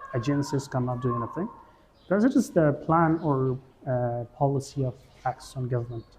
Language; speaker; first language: English; non-native, fluent; Persian